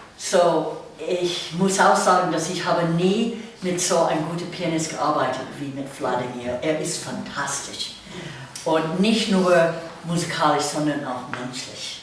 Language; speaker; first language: German; non-native, fluent; English